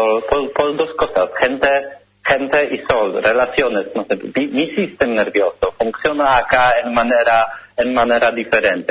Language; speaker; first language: Spanish; non-native, learner; Polish